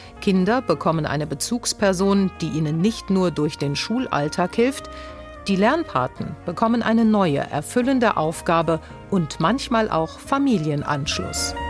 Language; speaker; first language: German; native; German